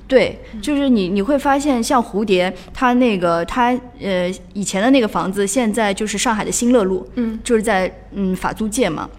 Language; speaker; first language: Chinese; native; Chinese